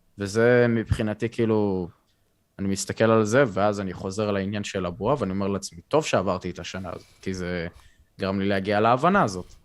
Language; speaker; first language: Hebrew; native; Hebrew